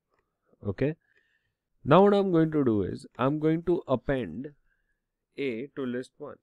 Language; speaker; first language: English; non-native, local second language; Hindi